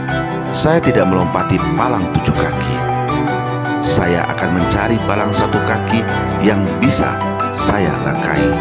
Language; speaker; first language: Indonesian; native; Indonesian